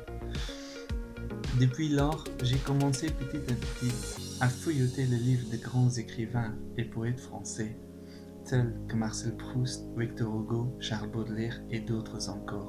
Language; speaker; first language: French; non-native, fluent; Persian